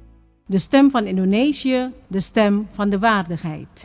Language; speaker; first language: Dutch; non-native, fluent; Indonesian